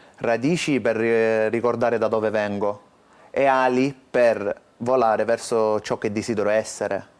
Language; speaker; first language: Italian; early bilingual, other home language; Arabic